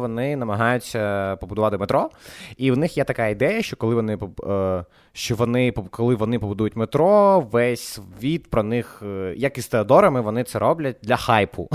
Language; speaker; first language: Ukrainian; non-native, local second language; Russian